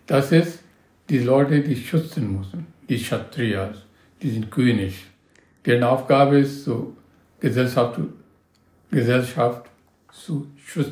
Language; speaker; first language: German; non-native, learner; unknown